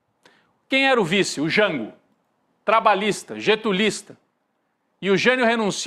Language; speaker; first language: Portuguese; native; Portuguese